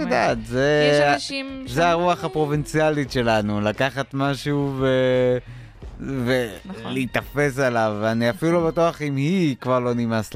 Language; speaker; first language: Hebrew; native; Hebrew